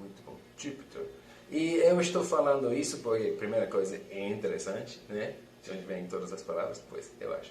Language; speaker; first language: Portuguese; non-native, fluent; English